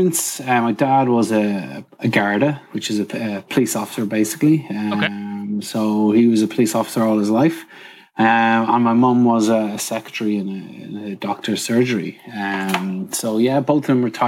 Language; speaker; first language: English; native; English